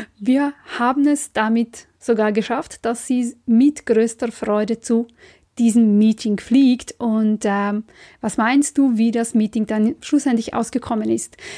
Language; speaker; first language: German; non-native, fluent; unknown